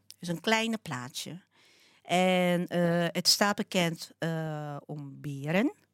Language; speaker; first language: Dutch; early bilingual, other home language; Cantonese